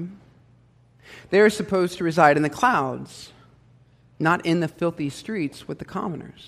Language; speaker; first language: English; native; English